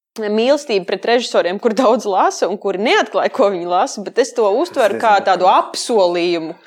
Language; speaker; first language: Latvian; native; Latvian